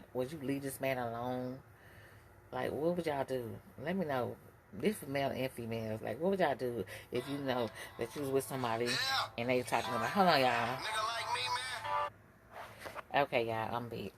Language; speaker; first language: English; native; English